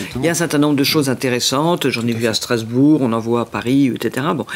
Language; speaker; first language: French; native; French